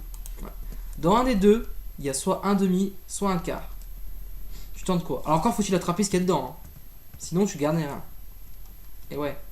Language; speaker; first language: French; native; French